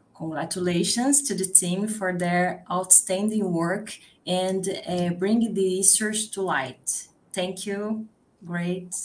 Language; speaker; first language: English; non-native, learner; Portuguese